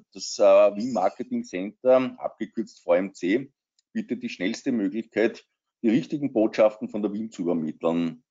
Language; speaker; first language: German; native; German